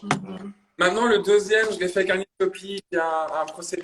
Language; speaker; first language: French; native; French